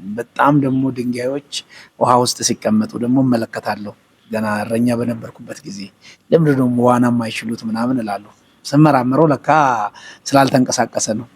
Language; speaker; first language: Amharic; native; Amharic